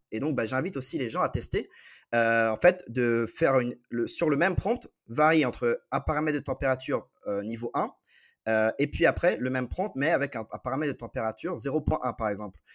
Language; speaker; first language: French; native; French